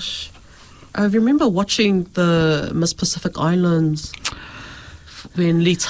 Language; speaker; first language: English; native; English